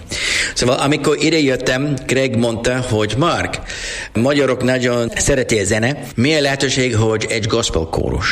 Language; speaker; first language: Hungarian; non-native, learner; English